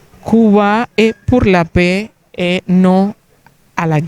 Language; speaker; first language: French; non-native, fluent; Spanish